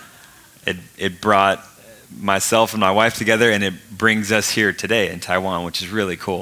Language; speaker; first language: English; native; English